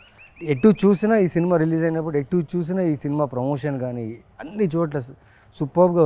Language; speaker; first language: Telugu; native; Telugu